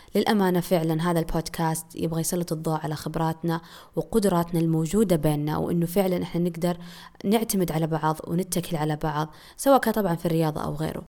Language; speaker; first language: Arabic; native; Arabic